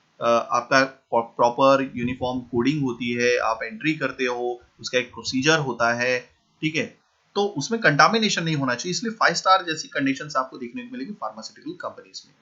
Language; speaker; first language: Hindi; native; Hindi